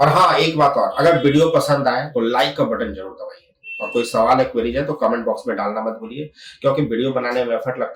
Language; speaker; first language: Hindi; native; Hindi